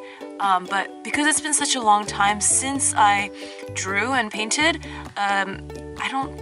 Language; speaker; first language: English; native; English